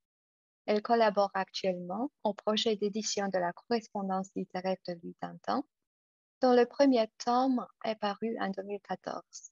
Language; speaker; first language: French; non-native, fluent; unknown